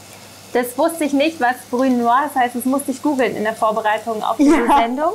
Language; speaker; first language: German; native; German